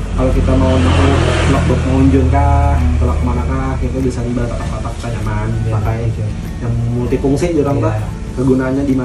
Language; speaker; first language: Indonesian; non-native, local second language; Banjar